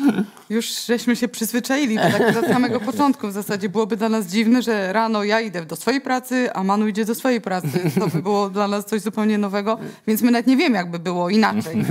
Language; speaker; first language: Polish; native; Polish